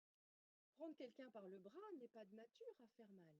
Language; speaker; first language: French; native; French